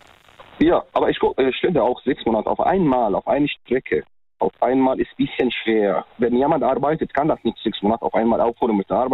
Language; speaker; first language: German; non-native, learner; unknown